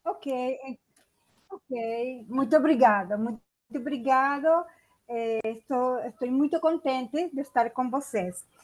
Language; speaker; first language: Portuguese; non-native, fluent; Spanish